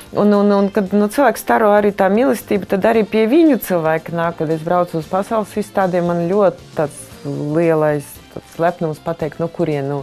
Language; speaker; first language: Latvian; non-native, fluent; Russian